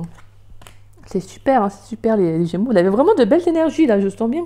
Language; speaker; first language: French; native; French